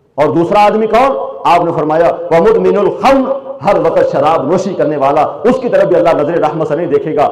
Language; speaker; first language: Urdu; non-native, local second language; Punjabi